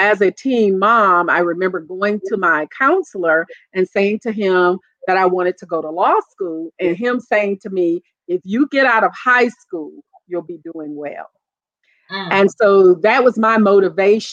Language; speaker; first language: English; native; English